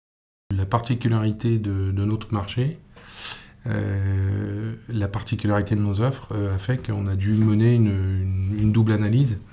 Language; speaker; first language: French; native; French